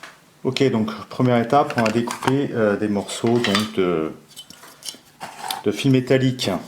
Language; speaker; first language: French; native; French